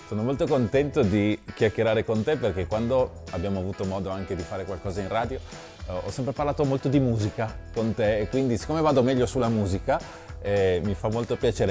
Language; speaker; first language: Italian; native; Italian